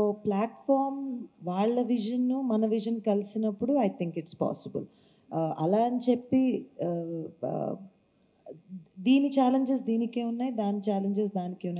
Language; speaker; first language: Telugu; native; Telugu